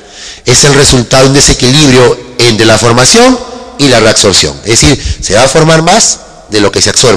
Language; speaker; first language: Spanish; native; Spanish